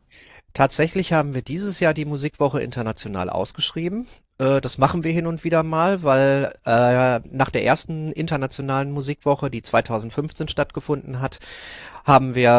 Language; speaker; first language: German; native; German